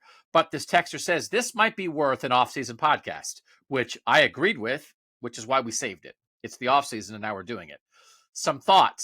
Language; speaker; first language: English; native; English